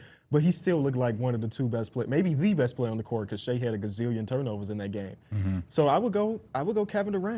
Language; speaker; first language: English; native; English